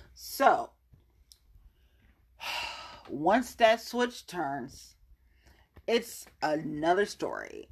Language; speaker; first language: English; native; English